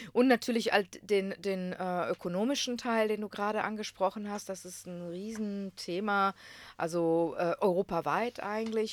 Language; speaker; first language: German; non-native, fluent; Croatian